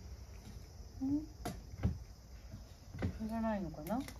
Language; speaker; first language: Japanese; native; Japanese